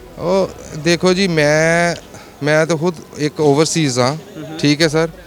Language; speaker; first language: Urdu; non-native, local second language; Punjabi